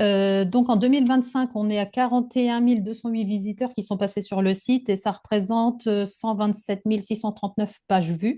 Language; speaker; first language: French; native; French